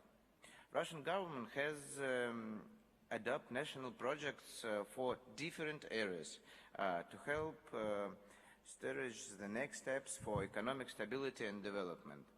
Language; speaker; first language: English; non-native, learner; Russian